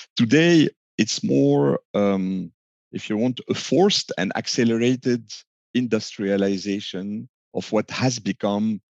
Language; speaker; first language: English; non-native, fluent; French